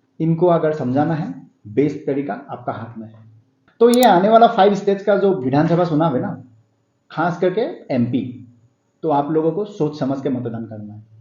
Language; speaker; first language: Hindi; non-native, local second language; Assamese